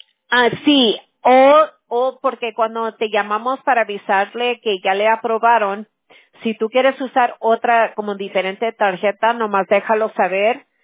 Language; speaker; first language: Spanish; early bilingual, heritage; Spanish